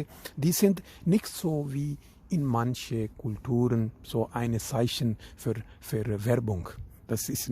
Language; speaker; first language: German; non-native, fluent; Urdu